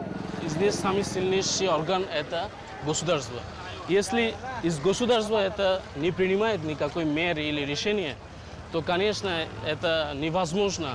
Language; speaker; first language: Russian; non-native, fluent; Bangla